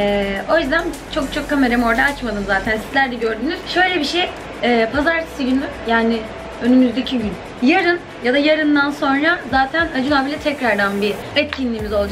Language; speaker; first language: Turkish; native; Turkish